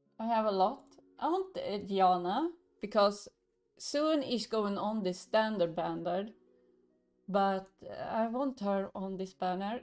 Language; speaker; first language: English; non-native, learner; Swedish